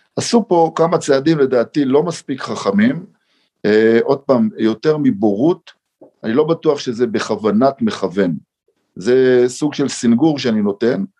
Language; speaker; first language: Hebrew; native; Hebrew